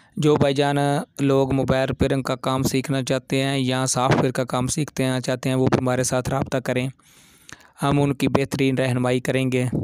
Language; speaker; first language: Urdu; non-native, local second language; Punjabi